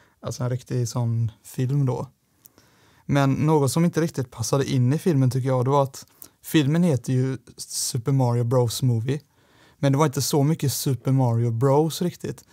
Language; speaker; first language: Swedish; native; Swedish